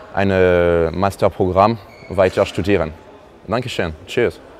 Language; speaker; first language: German; non-native, learner; French